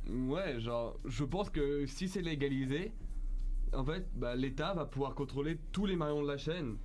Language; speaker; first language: French; native; French